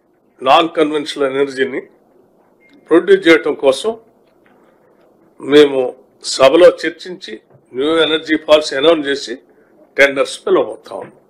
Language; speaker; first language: Telugu; native; Telugu